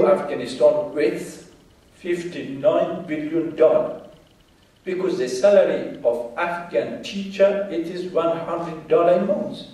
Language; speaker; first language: English; non-native, fluent; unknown